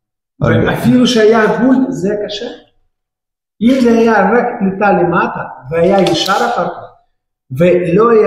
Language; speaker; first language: Hebrew; non-native, fluent; Russian